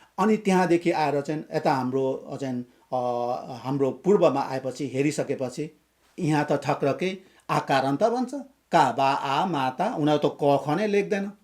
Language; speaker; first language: Nepali; non-native, local second language; Limbu